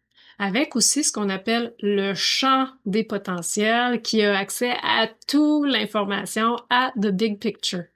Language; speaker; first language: French; native; French